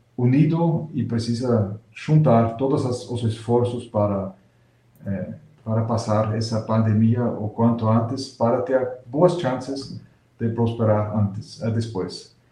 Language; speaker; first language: Portuguese; non-native, fluent; German